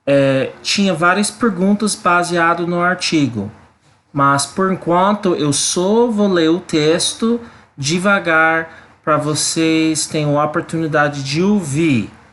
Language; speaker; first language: Portuguese; non-native, learner; English